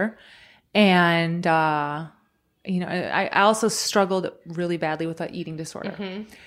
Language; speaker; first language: English; early bilingual, other home language; Croatian